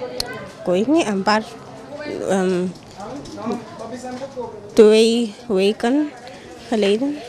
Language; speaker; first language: Dutch; non-native, local second language; Papiamento